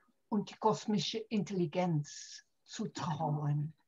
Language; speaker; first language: German; native; German